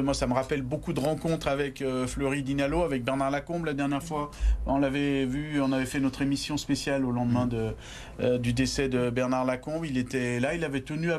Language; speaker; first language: French; native; French